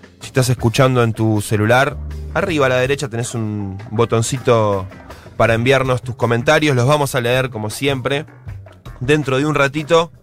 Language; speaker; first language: Spanish; native; Spanish